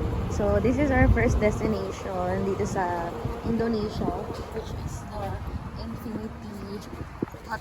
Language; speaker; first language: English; non-native, local second language; Filipino